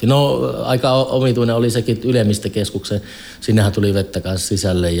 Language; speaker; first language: Finnish; native; Finnish